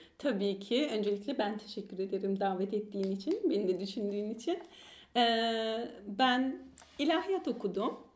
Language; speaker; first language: Turkish; early bilingual, heritage; Turkish